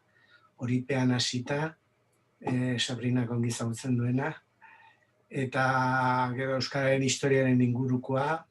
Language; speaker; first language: Basque; non-native, local second language; Spanish